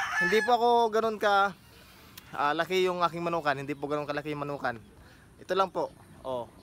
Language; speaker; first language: Filipino; non-native, local second language; Cebuano